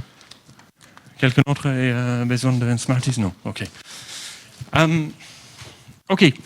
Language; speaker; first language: French; non-native, fluent; English